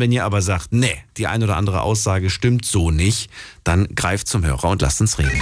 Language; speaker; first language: German; native; German